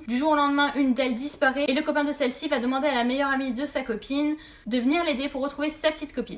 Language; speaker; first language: French; native; French